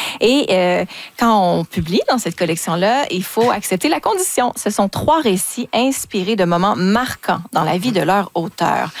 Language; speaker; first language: French; native; French